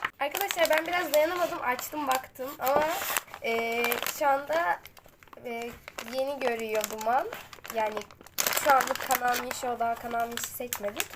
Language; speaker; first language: Turkish; native; Turkish